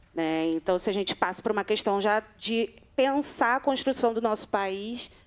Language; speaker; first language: Portuguese; native; Portuguese